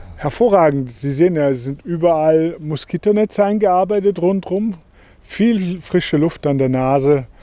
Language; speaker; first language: German; non-native, fluent; Portuguese